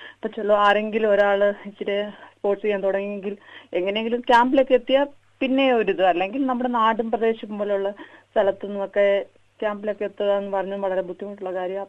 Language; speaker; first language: Malayalam; native; Malayalam